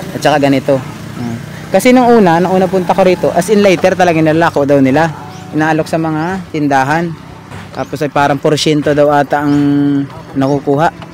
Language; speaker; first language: Filipino; non-native, local second language; Cebuano